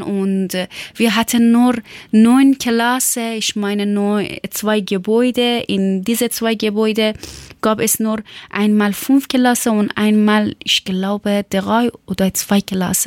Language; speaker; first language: German; non-native, learner; Persian